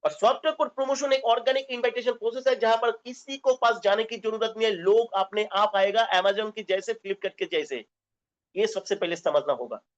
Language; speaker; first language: Hindi; non-native, local second language; Bangla